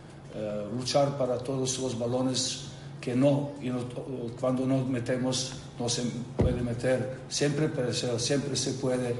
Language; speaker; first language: Spanish; non-native, learner; Serbian